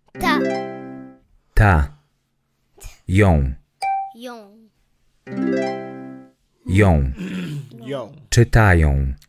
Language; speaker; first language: Polish; non-native, learner; English